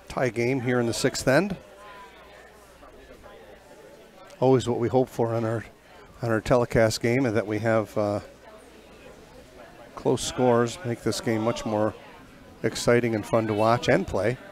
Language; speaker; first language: English; native; English